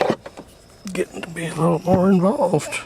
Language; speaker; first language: English; native; English